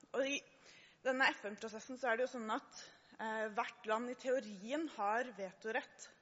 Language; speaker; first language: Norwegian; native; Norwegian